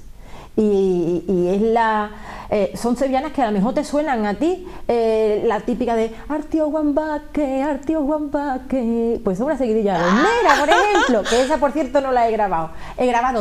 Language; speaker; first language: Spanish; native; Spanish